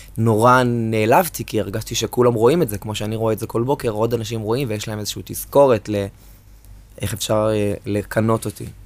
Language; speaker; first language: Hebrew; native; Hebrew